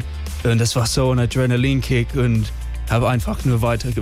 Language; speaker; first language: German; non-native, fluent; English